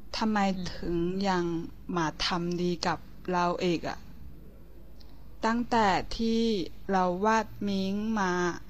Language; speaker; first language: Thai; non-native, learner; Chinese